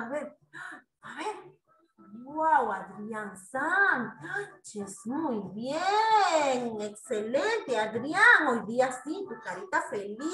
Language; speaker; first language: Spanish; native; Spanish